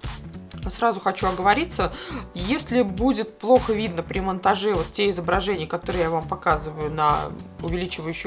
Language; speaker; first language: Russian; native; Russian